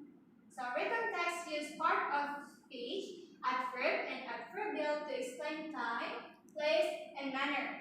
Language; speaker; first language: English; non-native, learner; Indonesian